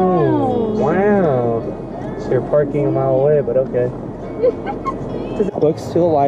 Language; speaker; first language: English; early bilingual, other home language; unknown